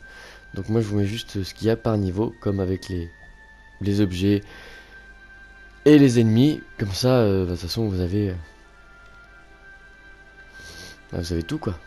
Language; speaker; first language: French; native; French